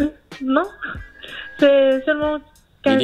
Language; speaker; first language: French; non-native, learner; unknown